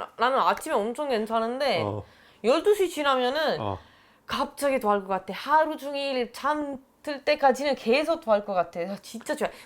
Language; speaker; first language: Korean; non-native, fluent; Italian